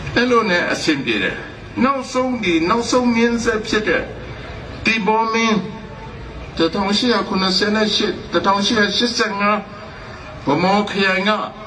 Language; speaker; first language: Burmese; non-native, local second language; Kachin